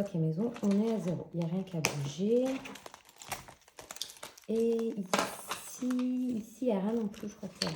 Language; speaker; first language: French; native; French